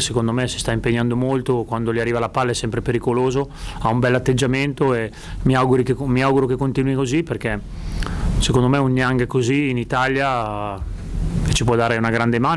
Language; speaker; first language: Italian; native; Italian